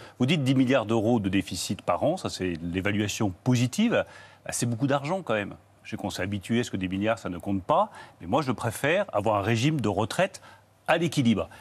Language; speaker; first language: French; native; French